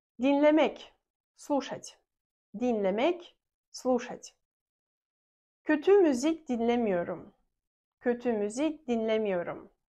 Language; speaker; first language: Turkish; non-native, fluent; Russian